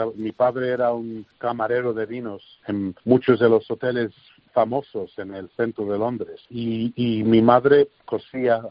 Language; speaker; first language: Spanish; early bilingual, heritage; English